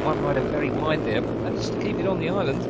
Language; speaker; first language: English; native; English